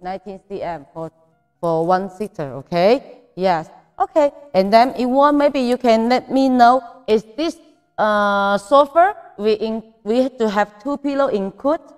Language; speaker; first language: English; non-native, fluent; Chinese